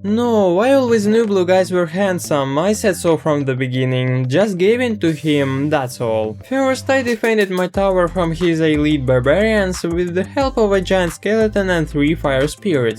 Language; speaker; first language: English; non-native, fluent; Russian